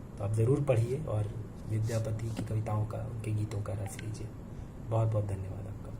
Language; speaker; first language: Hindi; non-native, local second language; Bangla